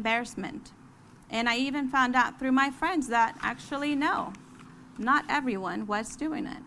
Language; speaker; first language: English; early bilingual, other home language; Spanish